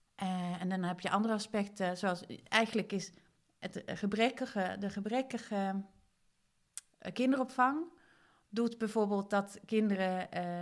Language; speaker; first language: Dutch; non-native, fluent; Swedish